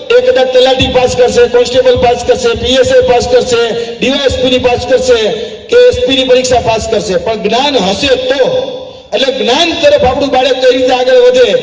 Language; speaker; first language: Gujarati; native; Gujarati